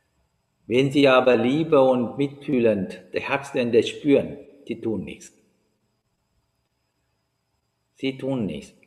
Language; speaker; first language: German; non-native, learner; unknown